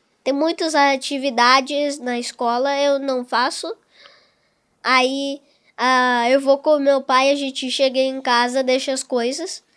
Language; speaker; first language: Portuguese; non-native, local second language; English